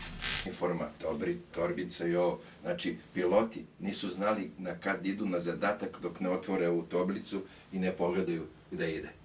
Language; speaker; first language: Bosnian; native; Bosnian